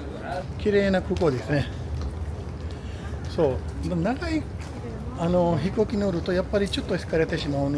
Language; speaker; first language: Japanese; non-native, fluent; Urdu